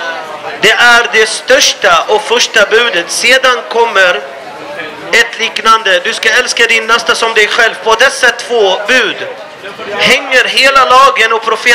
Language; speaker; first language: Swedish; non-native, fluent; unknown